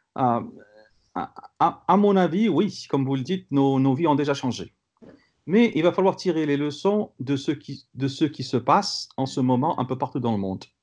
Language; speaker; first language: French; non-native, local second language; Kabyle